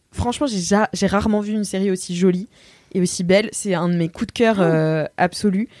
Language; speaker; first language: French; native; French